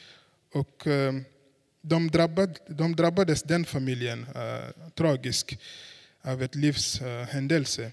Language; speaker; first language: Swedish; non-native, fluent; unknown